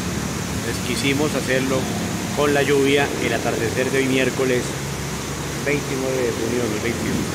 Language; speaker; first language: Spanish; native; Spanish